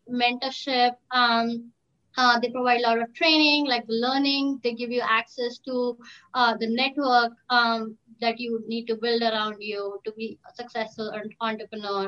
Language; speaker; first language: English; non-native, local second language; Hindi